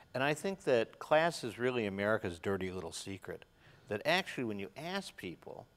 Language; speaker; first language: English; native; English